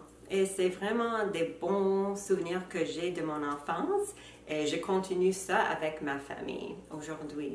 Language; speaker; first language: French; non-native, fluent; English